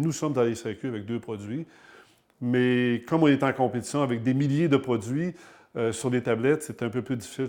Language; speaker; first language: French; native; French